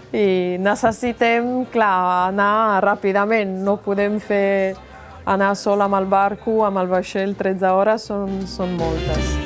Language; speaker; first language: Catalan; non-native, local second language; German